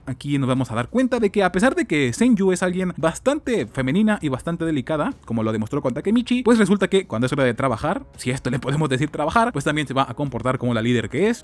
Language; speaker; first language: Spanish; native; Spanish